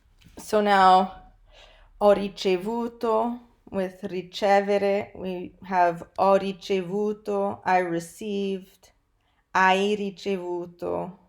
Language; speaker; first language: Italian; non-native, fluent; English